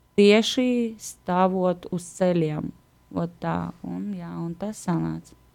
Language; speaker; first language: Latvian; non-native, local second language; Russian